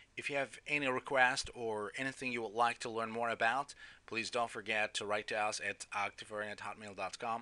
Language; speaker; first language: English; non-native, fluent; Turkish